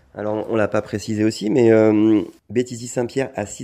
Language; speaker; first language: French; native; French